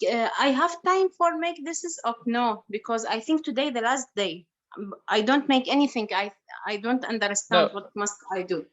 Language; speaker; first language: English; non-native, learner; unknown